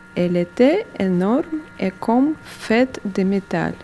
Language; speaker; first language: French; non-native, learner; Russian